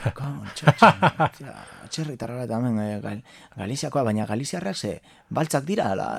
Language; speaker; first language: Basque; non-native, local second language; Galician